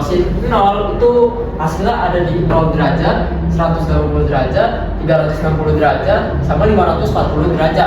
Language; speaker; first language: Indonesian; native; Indonesian